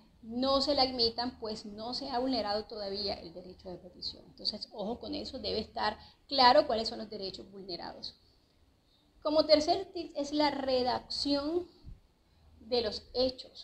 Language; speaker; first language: Spanish; native; Spanish